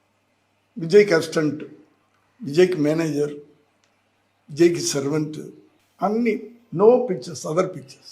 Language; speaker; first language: Telugu; non-native, learner; Tamil